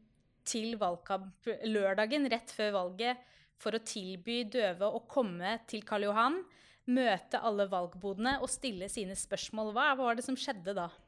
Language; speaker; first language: Norwegian; native; Norwegian